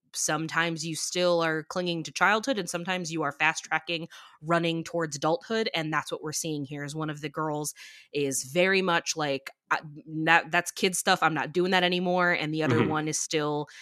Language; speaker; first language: English; native; English